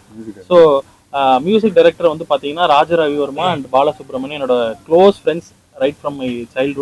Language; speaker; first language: Tamil; native; Tamil